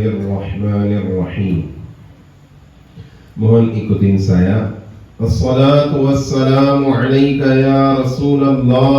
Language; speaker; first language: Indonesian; non-native, fluent; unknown